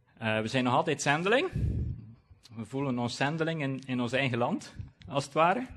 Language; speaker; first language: Dutch; native; Dutch